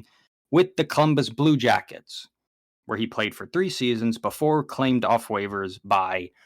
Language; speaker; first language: English; native; English